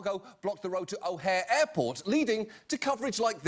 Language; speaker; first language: English; native; English